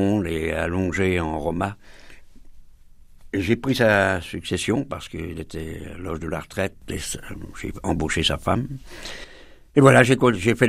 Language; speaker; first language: French; native; French